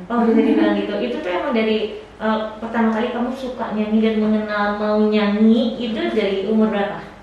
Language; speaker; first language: Indonesian; native; Indonesian